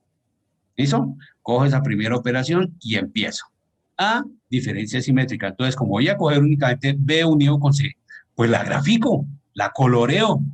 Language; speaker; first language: Spanish; native; Spanish